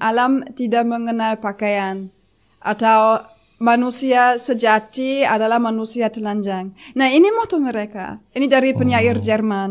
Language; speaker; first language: Indonesian; non-native, fluent; German